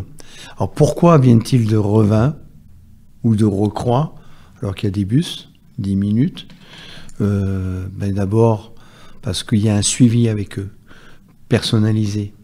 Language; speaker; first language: French; native; French